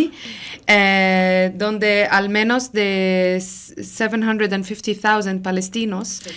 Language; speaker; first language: Spanish; non-native, learner; Arabic